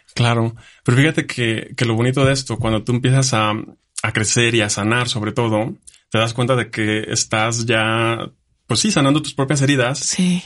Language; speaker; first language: Spanish; native; Spanish